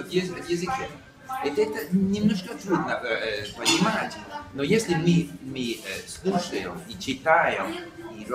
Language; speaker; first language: Russian; non-native, learner; English